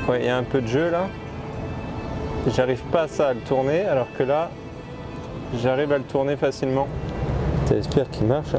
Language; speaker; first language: French; native; French